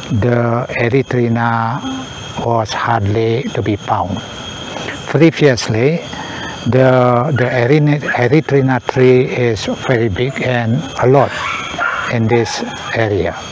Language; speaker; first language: English; non-native, learner; Indonesian